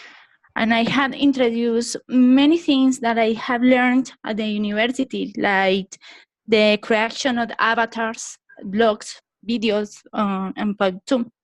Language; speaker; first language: English; non-native, learner; Spanish